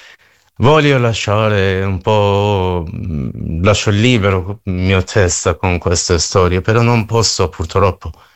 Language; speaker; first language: Italian; non-native, learner; Persian